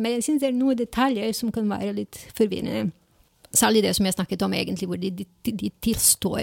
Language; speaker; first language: Norwegian; non-native, fluent; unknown